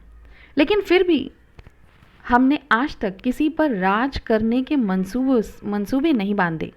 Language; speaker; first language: Hindi; non-native, local second language; Marathi